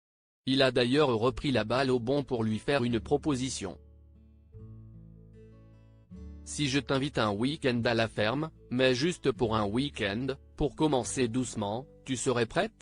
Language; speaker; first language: French; native; French